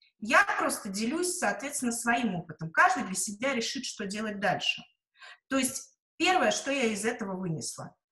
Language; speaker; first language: Russian; native; Russian